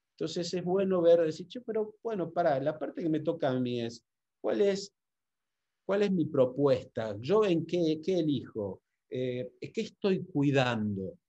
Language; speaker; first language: Spanish; native; Spanish